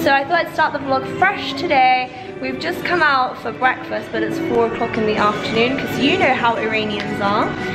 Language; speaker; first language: English; early bilingual, other home language; Persian